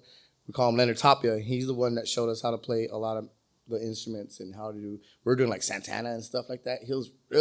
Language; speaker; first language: English; native; English